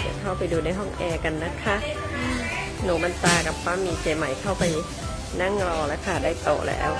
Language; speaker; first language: Thai; native; Thai